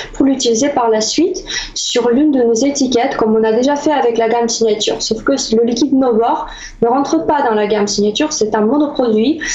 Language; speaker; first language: French; non-native, fluent; Russian